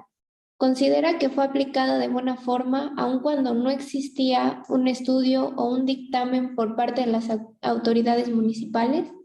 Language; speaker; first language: Spanish; native; Spanish